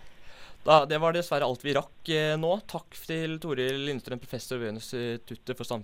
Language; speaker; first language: Norwegian; native; Norwegian